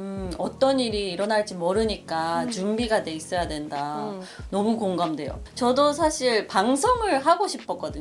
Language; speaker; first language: Korean; non-native, fluent; English